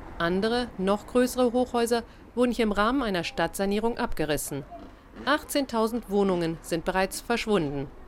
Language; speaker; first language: German; native; German